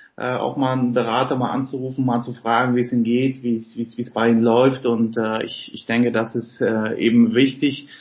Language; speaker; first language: German; early bilingual, other home language; Polish